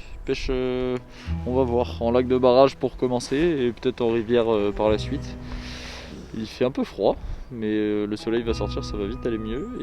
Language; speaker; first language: French; native; French